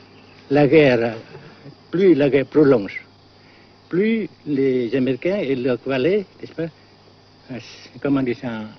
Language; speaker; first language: French; non-native, fluent; Vietnamese